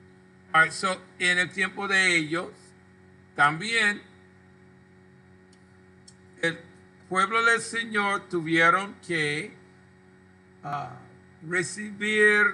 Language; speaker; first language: Spanish; non-native, local second language; English